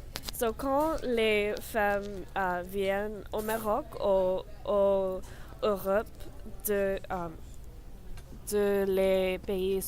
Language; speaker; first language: French; non-native, learner; English